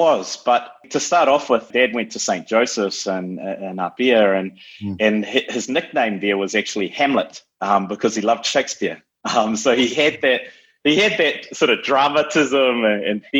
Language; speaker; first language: English; native; English